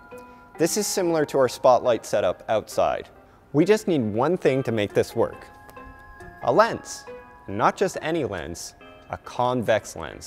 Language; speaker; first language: English; native; English